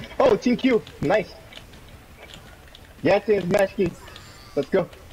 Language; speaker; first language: English; non-native, learner; Portuguese